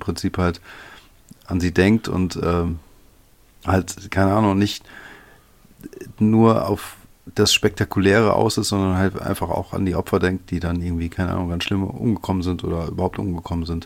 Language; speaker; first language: German; native; German